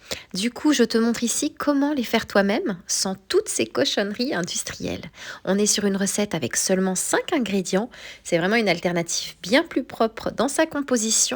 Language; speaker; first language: French; native; French